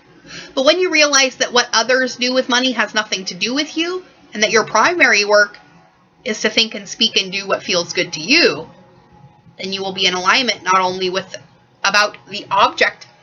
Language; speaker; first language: English; native; English